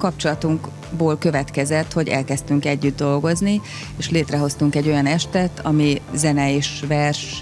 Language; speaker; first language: Hungarian; native; Hungarian